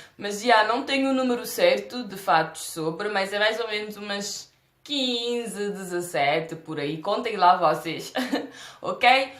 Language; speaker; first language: Portuguese; non-native, local second language; Kabuverdianu